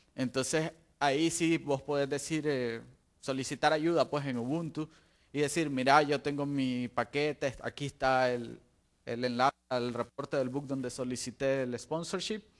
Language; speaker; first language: Spanish; native; Spanish